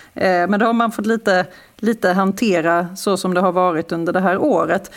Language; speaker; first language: Swedish; native; Swedish